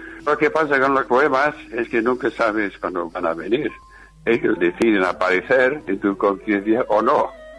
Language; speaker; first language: Spanish; non-native, fluent; English